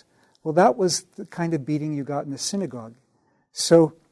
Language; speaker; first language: English; native; English